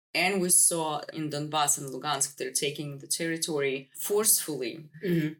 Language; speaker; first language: English; non-native, fluent; Russian